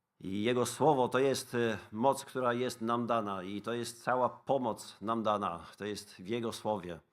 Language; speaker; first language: Polish; non-native, fluent; Dutch